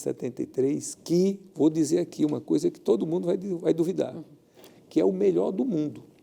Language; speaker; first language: Portuguese; native; Portuguese